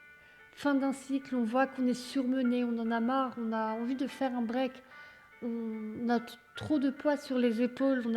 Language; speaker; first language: French; native; French